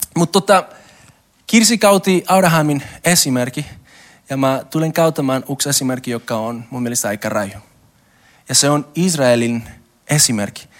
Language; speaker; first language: Finnish; non-native, learner; Spanish